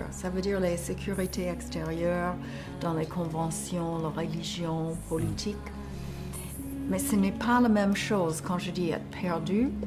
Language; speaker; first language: French; non-native, fluent; English